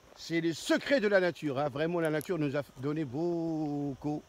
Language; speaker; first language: French; non-native, local second language; Arabic